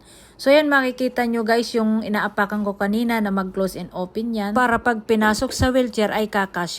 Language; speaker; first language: Filipino; native; Filipino